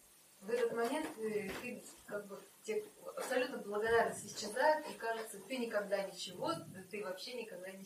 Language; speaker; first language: Russian; native; Russian